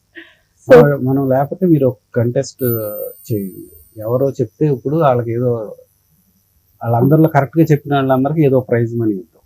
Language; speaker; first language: Telugu; native; Telugu